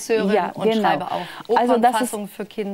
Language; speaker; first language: German; native; German